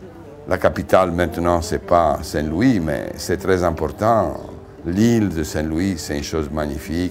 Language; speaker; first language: French; non-native, fluent; Italian